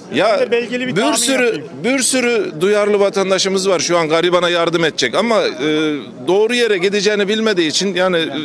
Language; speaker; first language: Turkish; native; Turkish